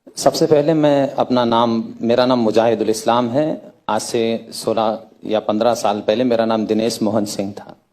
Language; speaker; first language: Hindi; native; Hindi